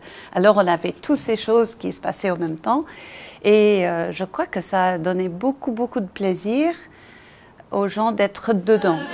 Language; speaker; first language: French; non-native, fluent; English